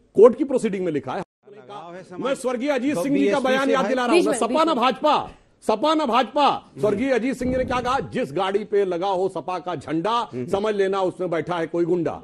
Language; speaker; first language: Hindi; native; Hindi